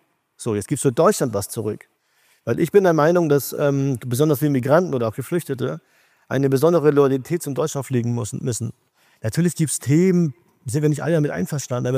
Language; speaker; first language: German; early bilingual, other home language; Urdu